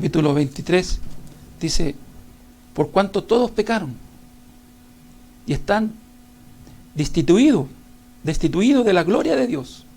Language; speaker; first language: Spanish; native; Spanish